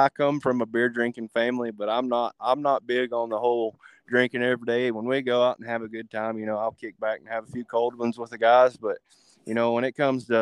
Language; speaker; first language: English; native; English